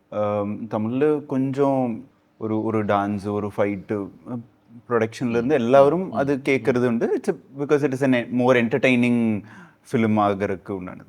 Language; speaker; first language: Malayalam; non-native, learner; Tamil